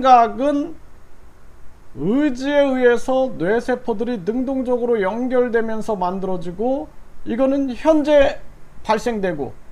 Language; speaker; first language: Korean; native; Korean